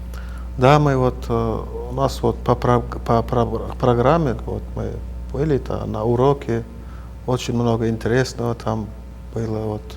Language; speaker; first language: Russian; non-native, fluent; Turkmen